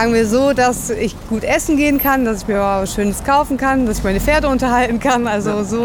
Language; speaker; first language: German; native; German